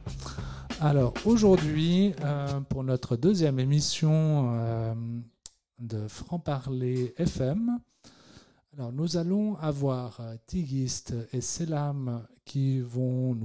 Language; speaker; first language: French; native; French